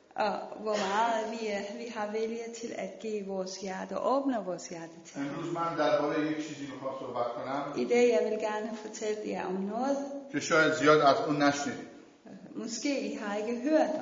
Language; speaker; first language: Danish; non-native, fluent; Persian